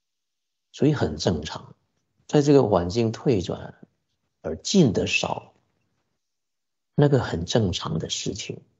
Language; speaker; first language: Chinese; native; Chinese